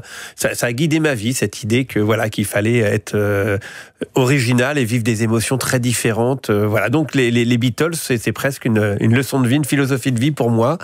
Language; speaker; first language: French; native; French